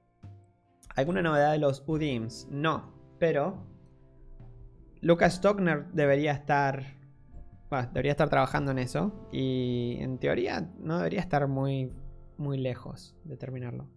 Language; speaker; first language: Spanish; native; Spanish